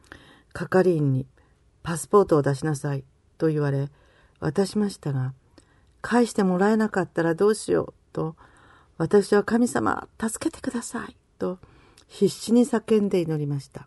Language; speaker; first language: Japanese; native; Japanese